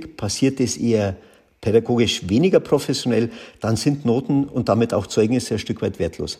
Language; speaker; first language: German; native; German